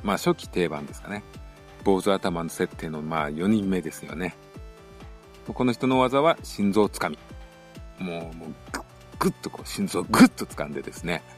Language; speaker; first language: Japanese; native; Japanese